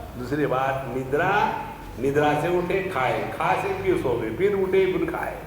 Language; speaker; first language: Hindi; non-native, local second language; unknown